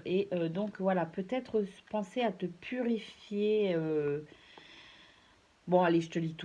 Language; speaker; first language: French; native; French